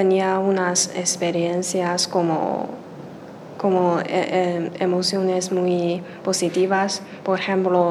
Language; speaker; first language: Spanish; non-native, learner; Chinese